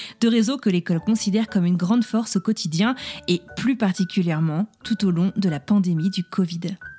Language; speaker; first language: French; native; French